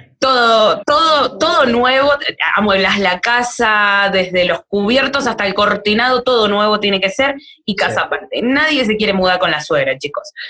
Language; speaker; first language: Spanish; native; Spanish